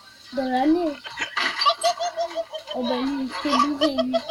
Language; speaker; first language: French; native; French